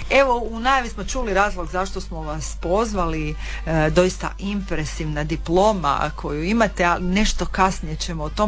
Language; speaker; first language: Serbian; native; Serbian